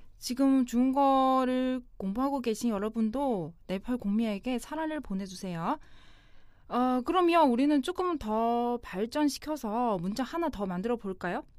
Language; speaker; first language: Korean; non-native, local second language; Chinese